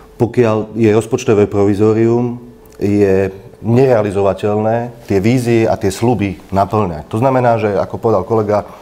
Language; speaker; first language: Slovak; native; Slovak